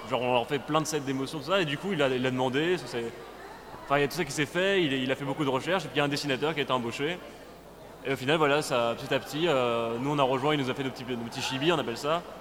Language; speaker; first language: French; native; French